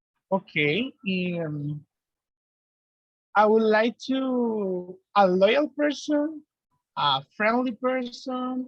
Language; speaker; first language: English; non-native, learner; Spanish